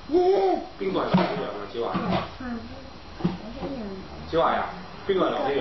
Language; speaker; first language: Cantonese; native; Cantonese